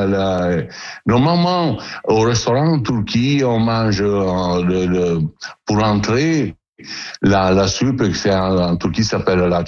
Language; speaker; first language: French; non-native, learner; Italian